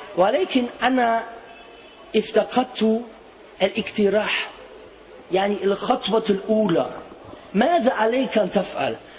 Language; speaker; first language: Arabic; non-native, fluent; German